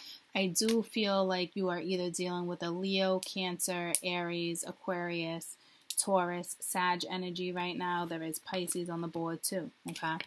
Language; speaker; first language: English; native; English